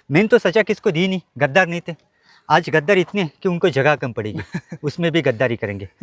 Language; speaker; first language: Hindi; non-native, local second language; Marathi